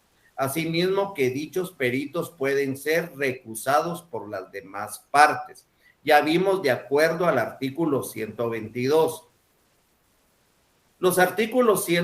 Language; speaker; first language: Spanish; native; Spanish